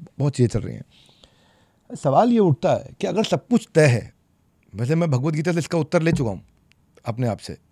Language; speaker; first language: Hindi; native; Hindi